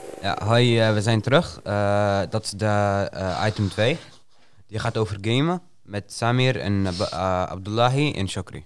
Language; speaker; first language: Dutch; early bilingual, other home language; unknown